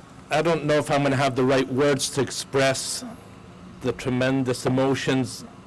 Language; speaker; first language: English; early bilingual, other home language; Spanish